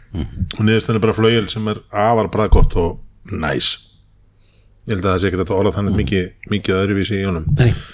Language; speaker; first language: Icelandic; native; Icelandic